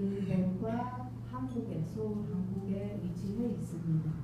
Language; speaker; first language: Korean; non-native, fluent; Czech